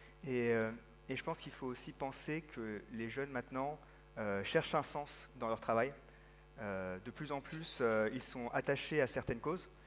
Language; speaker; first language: French; native; French